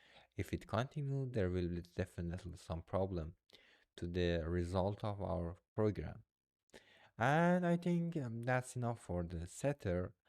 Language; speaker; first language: English; non-native, fluent; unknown